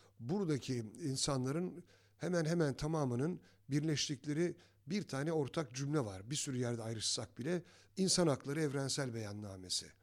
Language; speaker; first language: Turkish; native; Turkish